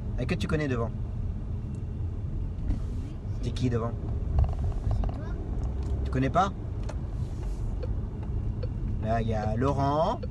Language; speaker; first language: French; native; French